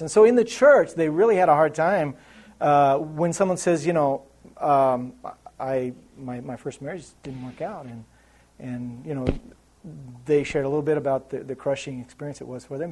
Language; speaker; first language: English; native; English